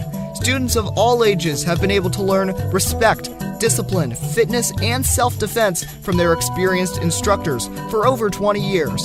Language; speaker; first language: English; native; English